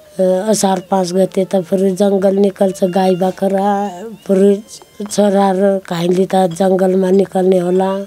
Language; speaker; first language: Nepali; non-native, local second language; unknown